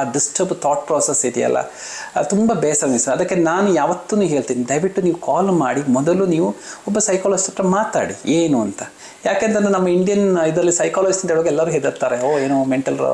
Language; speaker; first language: Kannada; non-native, local second language; Malayalam